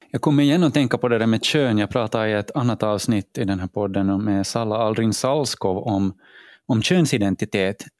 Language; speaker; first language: Swedish; native; Swedish